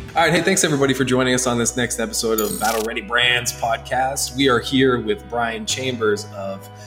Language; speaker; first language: English; native; English